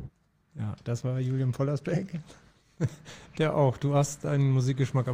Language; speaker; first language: German; native; German